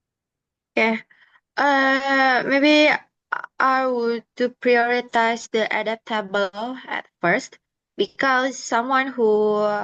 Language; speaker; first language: English; non-native, learner; Indonesian